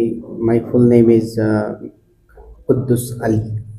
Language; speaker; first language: English; non-native, learner; Bangla